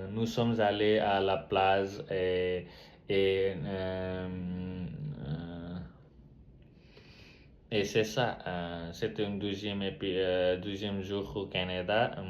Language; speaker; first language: French; non-native, learner; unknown